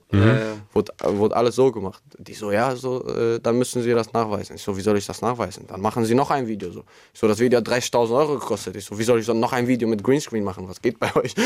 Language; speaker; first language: German; non-native, fluent; Albanian